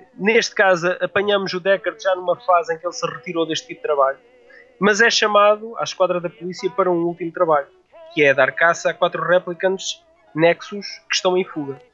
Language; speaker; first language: Portuguese; native; Portuguese